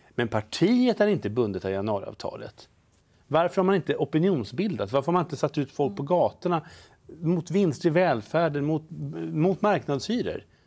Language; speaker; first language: Swedish; native; Swedish